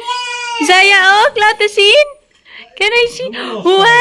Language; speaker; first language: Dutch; non-native, learner; Filipino